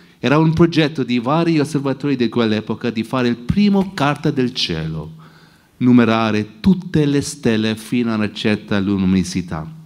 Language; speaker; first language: Italian; non-native, fluent; English